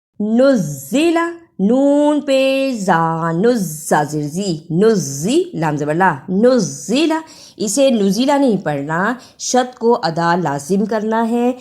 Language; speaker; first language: Urdu; native; Urdu